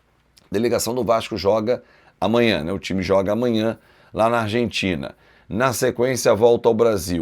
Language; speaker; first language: Portuguese; native; Portuguese